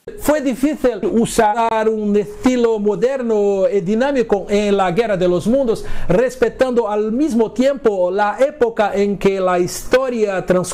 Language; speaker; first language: Spanish; non-native, fluent; Portuguese